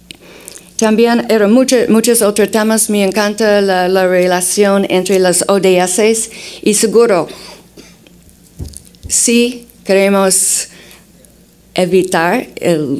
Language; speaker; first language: Spanish; non-native, fluent; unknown